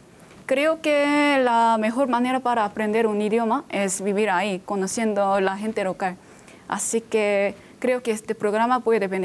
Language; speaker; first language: Spanish; non-native, fluent; Korean